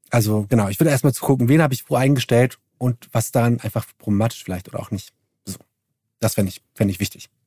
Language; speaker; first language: German; early bilingual, other home language; Turkish